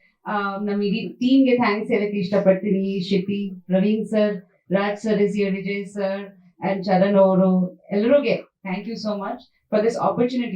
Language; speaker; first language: Kannada; non-native, fluent; Bangla